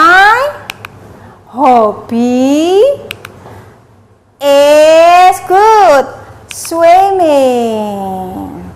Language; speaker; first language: English; non-native, learner; Indonesian